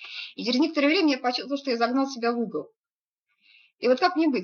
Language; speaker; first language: Russian; native; Russian